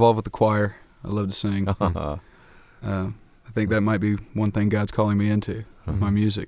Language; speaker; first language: English; native; English